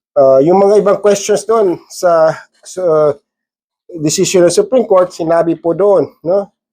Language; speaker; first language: Filipino; non-native, local second language; Maguindanaon